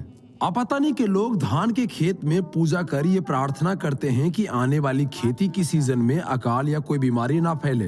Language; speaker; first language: Hindi; native; Hindi